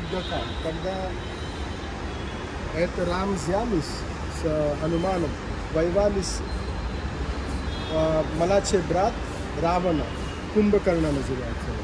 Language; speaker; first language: Russian; non-native, learner; Marathi